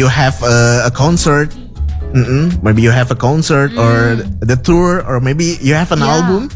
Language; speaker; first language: English; non-native, local second language; Indonesian